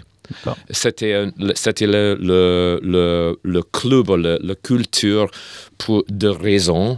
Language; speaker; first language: French; non-native, learner; English